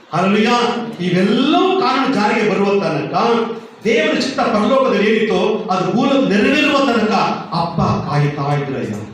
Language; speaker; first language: Kannada; non-native, local second language; Tamil